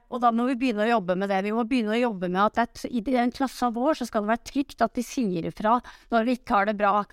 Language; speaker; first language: Norwegian; native; Norwegian